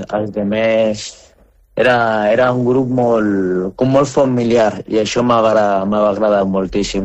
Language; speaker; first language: Catalan; non-native, fluent; Arabic